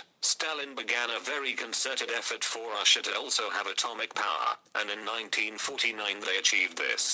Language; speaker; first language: English; native; English